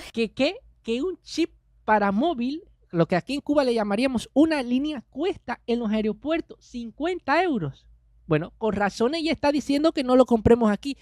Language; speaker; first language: Spanish; native; Spanish